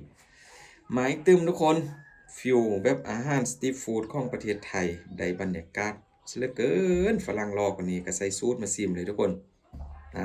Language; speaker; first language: Thai; non-native, local second language; Northeastern Thai